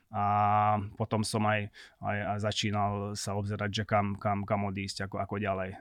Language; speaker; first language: Slovak; non-native, local second language; Hungarian